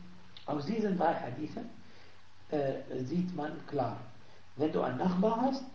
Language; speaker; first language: German; non-native, fluent; Arabic